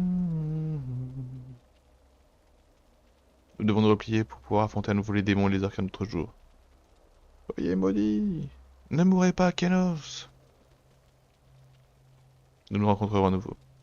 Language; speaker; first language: French; native; French